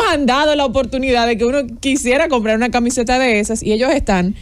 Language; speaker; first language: Spanish; native; Spanish